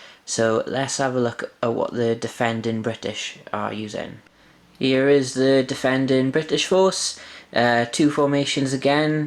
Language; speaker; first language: English; native; English